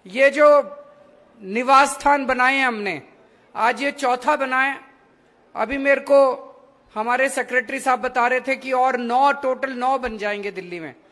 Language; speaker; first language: Hindi; native; Hindi